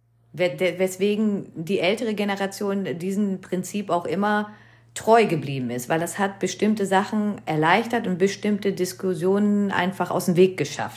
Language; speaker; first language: German; early bilingual, other home language; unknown